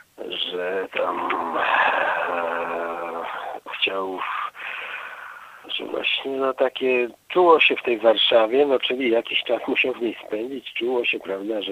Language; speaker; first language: Polish; native; Polish